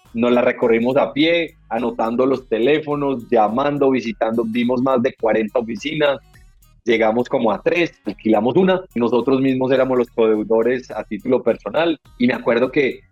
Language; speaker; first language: Spanish; native; Spanish